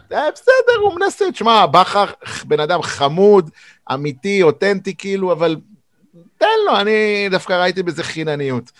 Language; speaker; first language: Hebrew; native; Hebrew